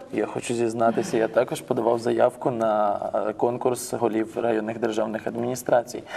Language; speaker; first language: Ukrainian; native; Ukrainian